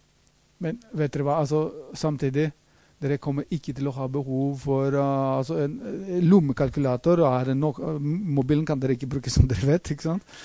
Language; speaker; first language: Norwegian; non-native, fluent; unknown